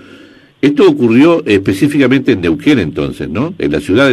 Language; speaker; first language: Spanish; native; Spanish